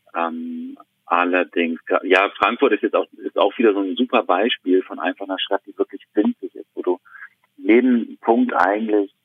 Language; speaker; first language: German; native; German